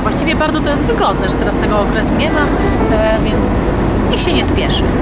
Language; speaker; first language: Polish; native; Polish